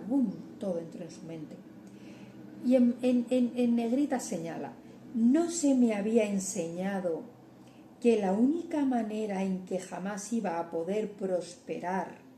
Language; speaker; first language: Spanish; native; Spanish